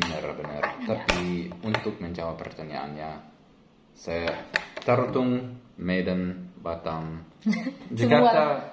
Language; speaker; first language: Indonesian; non-native, learner; English